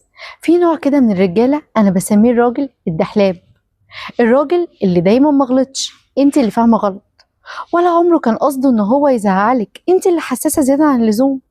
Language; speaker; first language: Arabic; native; Arabic